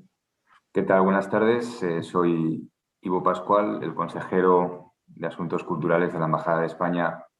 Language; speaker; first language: Spanish; native; Spanish